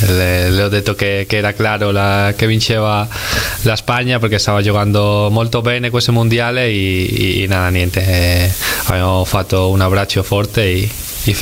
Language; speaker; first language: Italian; non-native, fluent; Spanish